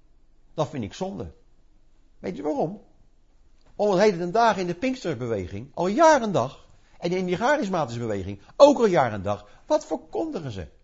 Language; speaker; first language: Dutch; native; Dutch